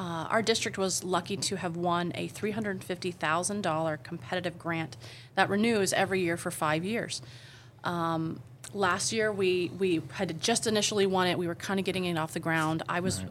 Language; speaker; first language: English; native; English